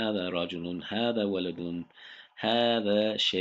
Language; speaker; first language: Arabic; non-native, fluent; English